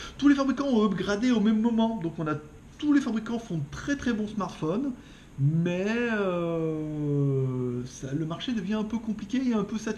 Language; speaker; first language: French; native; French